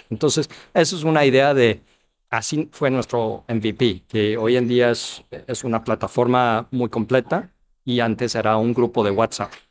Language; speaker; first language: Spanish; non-native, fluent; English